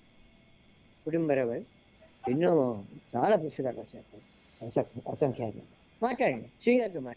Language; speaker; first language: Telugu; native; Telugu